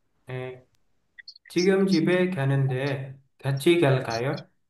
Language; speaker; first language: Korean; non-native, learner; Indonesian